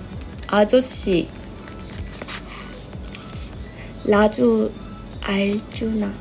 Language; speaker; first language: Korean; non-native, learner; Thai